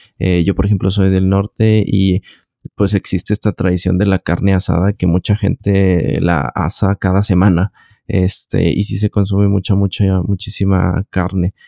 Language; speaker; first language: Spanish; native; Spanish